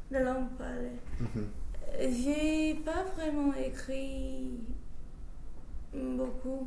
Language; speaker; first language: French; non-native, fluent; English